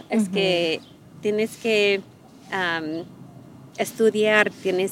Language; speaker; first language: Spanish; non-native, fluent; English